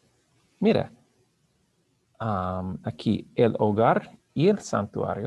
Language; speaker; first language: Spanish; non-native, learner; English